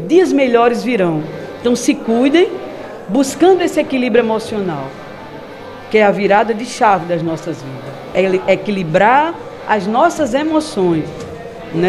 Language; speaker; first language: Portuguese; native; Portuguese